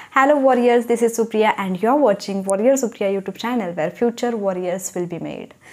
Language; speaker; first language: Hindi; non-native, local second language; Marathi